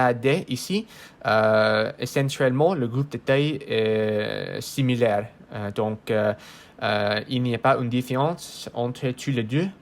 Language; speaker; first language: French; non-native, learner; English